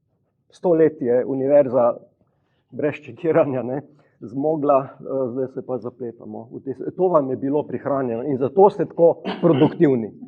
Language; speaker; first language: Slovenian; native; Slovenian